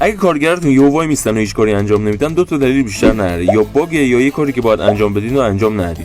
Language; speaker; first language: Persian; native; Persian